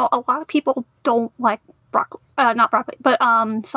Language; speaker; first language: English; native; English